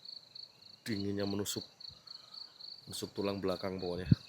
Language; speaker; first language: Indonesian; native; Indonesian